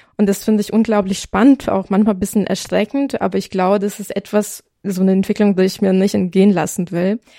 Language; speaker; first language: German; non-native, fluent; Ukrainian